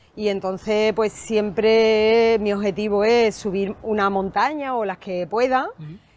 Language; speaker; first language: Spanish; native; Spanish